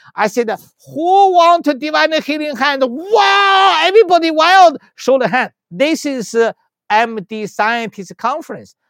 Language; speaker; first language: English; non-native, learner; Chinese